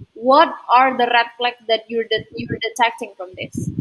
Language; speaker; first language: English; non-native, fluent; Indonesian